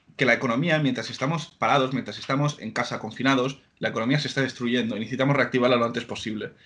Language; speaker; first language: Spanish; native; Spanish